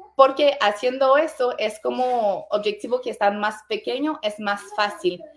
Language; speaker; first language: Spanish; non-native, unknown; French